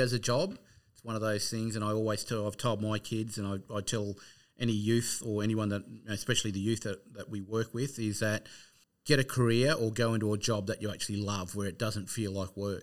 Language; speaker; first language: English; native; English